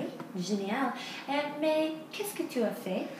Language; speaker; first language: French; non-native, learner; English